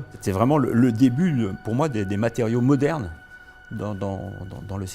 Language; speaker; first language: French; native; French